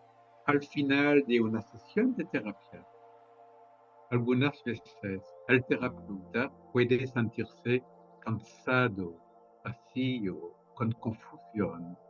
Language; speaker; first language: Spanish; non-native, fluent; French